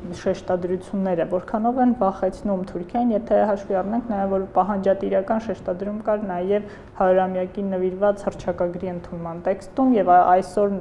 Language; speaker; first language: Armenian; native; Armenian